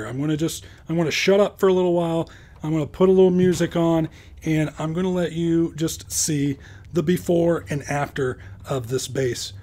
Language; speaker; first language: English; native; English